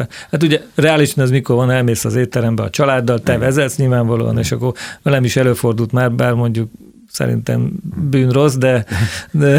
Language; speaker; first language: Hungarian; native; Hungarian